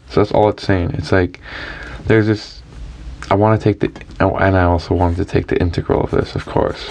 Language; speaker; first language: English; native; English